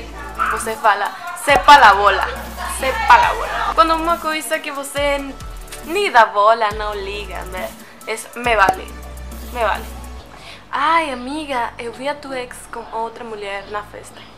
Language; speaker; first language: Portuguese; non-native, learner; Spanish